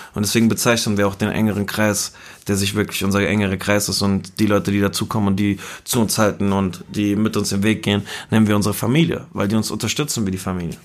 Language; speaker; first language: German; early bilingual, other home language; Spanish